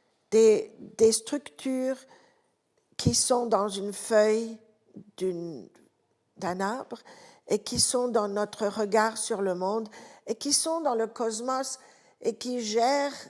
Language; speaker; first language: French; non-native, fluent; Italian